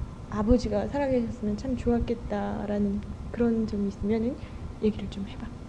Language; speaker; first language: Korean; native; Korean